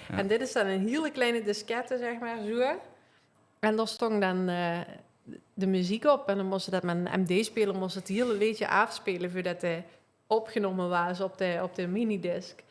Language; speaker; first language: Dutch; native; Dutch